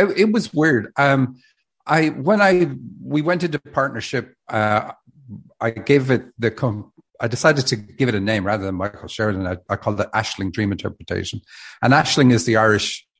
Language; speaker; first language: English; native; English